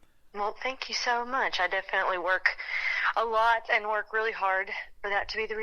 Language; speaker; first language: English; native; English